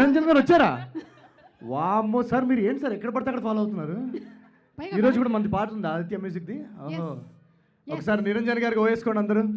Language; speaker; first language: Telugu; native; Telugu